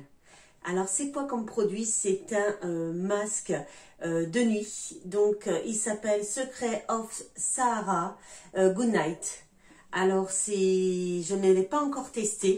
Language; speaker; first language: French; native; French